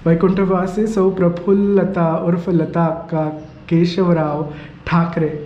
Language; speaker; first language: Hindi; non-native, local second language; Marathi